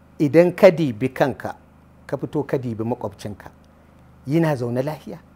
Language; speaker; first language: Hausa; native; Hausa